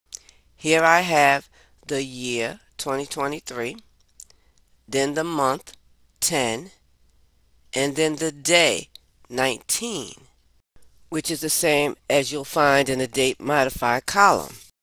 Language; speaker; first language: English; native; English